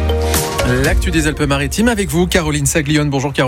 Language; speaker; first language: French; native; French